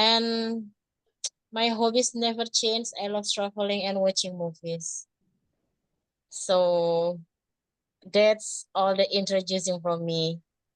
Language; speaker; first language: English; non-native, learner; Indonesian